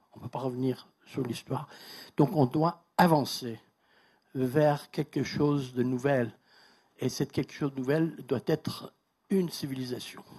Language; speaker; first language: French; non-native, fluent; Persian